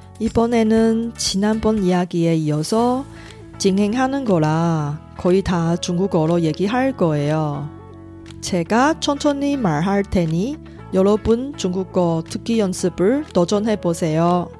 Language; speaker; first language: Korean; non-native, fluent; Chinese